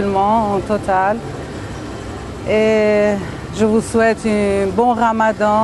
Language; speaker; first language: French; non-native, learner; Persian